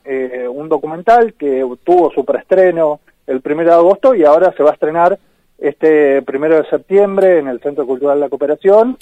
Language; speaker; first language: Spanish; native; Spanish